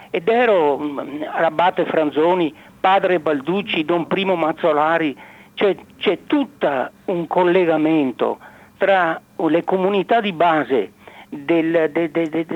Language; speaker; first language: Italian; native; Italian